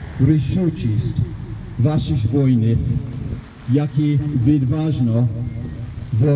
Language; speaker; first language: Polish; non-native, learner; Ukrainian